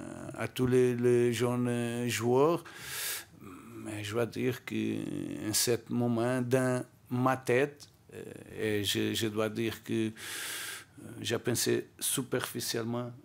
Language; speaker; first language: French; non-native, learner; Portuguese